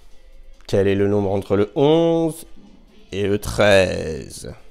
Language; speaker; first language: French; native; French